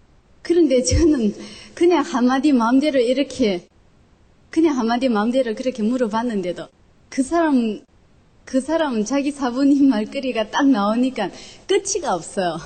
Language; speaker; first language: Korean; non-native, local second language; Chinese